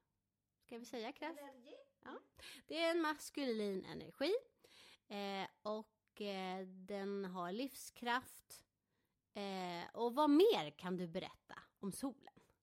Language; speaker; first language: Swedish; native; Swedish